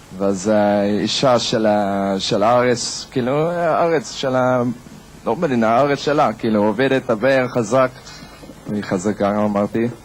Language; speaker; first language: Hebrew; non-native, learner; English